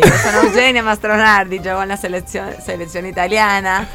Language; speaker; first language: Spanish; native; Spanish